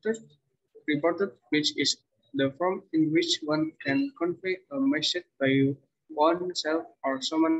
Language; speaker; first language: English; non-native, learner; Indonesian